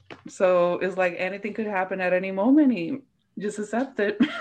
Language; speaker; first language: English; early bilingual, other home language; Spanish